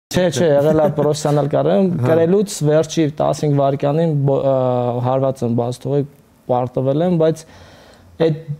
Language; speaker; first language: Armenian; early bilingual, heritage; Armenian